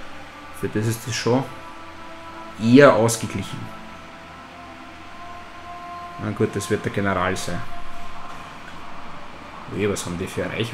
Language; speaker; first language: German; native; German